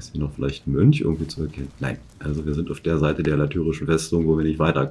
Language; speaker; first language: German; native; German